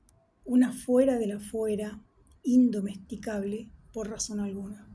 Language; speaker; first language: Spanish; native; Spanish